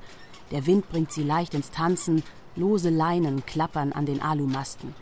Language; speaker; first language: German; native; German